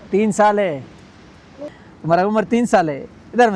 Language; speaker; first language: Hindi; non-native, learner; Bangla